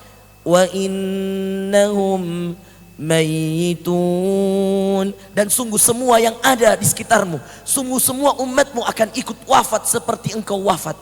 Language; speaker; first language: Indonesian; native; Indonesian